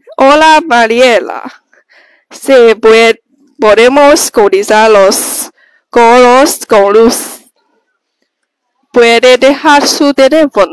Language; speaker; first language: Spanish; non-native, learner; Chinese